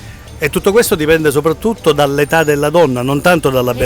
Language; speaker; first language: Italian; native; Italian